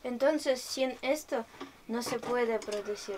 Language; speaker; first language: Spanish; non-native, learner; Ukrainian